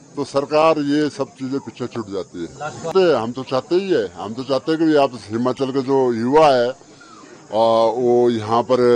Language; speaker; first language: Hindi; native; Hindi